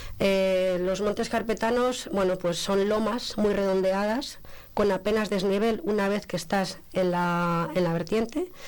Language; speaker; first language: Spanish; native; Spanish